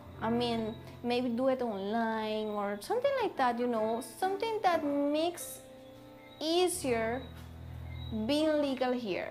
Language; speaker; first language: English; non-native, fluent; Spanish